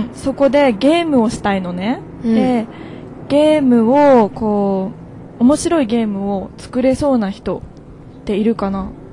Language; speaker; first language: Japanese; native; Japanese